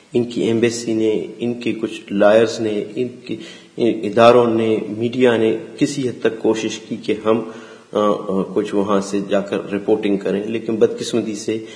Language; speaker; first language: Urdu; non-native, local second language; Baluchi